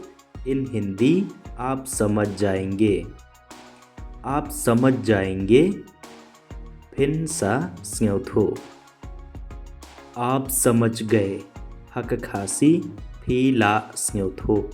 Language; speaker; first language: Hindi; non-native, local second language; Khasi